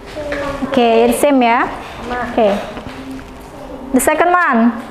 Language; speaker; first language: English; non-native, fluent; Indonesian